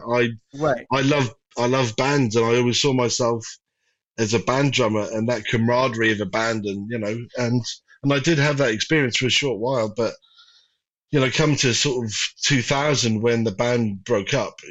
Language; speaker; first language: English; native; English